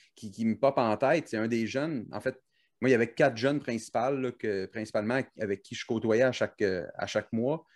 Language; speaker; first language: French; native; French